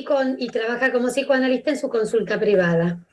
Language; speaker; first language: Spanish; native; Spanish